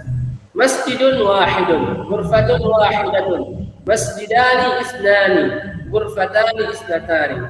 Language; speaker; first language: Arabic; non-native, fluent; Indonesian